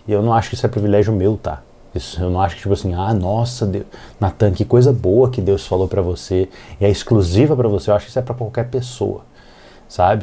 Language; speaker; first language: Portuguese; native; Portuguese